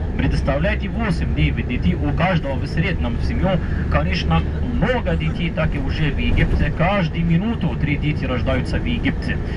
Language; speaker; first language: Russian; non-native, fluent; Arabic